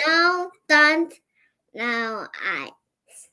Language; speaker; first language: English; non-native, learner; Korean